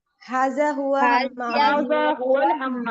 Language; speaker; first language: Arabic; non-native, learner; Urdu